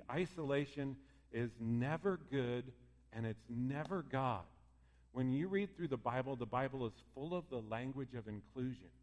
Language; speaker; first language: English; native; English